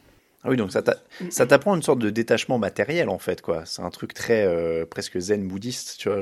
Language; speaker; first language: French; native; French